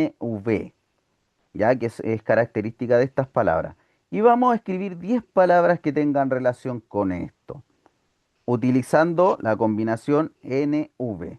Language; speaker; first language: Spanish; native; Spanish